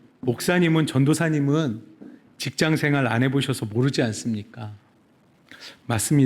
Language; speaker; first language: Korean; native; Korean